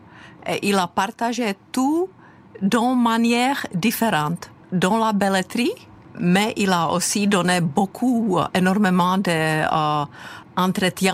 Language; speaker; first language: French; non-native, fluent; Czech